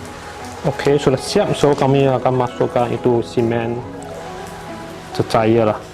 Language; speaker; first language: Indonesian; non-native, local second language; Chinese